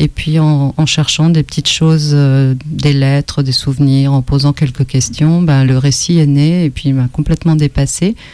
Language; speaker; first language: French; non-native, fluent; Spanish